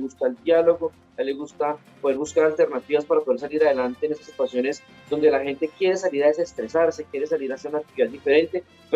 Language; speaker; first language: Spanish; native; Spanish